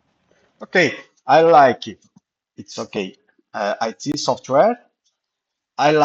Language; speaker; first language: English; non-native, learner; Portuguese